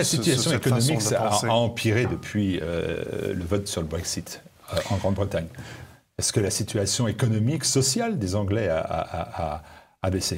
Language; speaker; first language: French; native; French